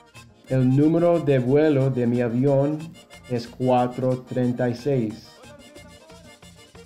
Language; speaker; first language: Spanish; non-native, fluent; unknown